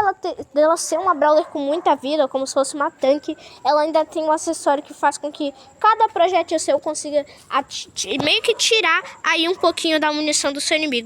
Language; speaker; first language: Portuguese; native; Portuguese